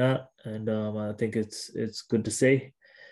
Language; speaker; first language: English; native; English